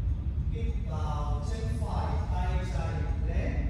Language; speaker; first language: Vietnamese; non-native, learner; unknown